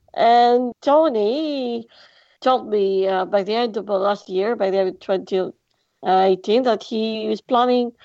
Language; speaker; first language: English; non-native, fluent; Greek